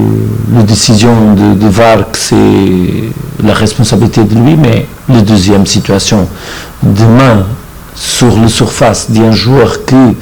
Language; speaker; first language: French; non-native, fluent; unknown